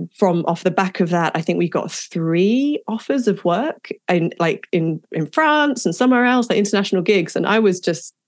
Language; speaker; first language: English; native; English